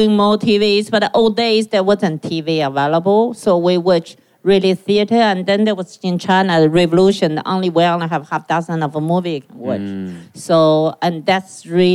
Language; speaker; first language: English; non-native, learner; Chinese